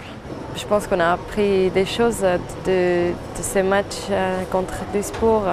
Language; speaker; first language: French; non-native, fluent; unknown